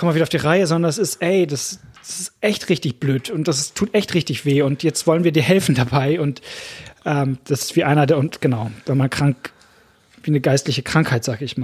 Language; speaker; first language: German; native; German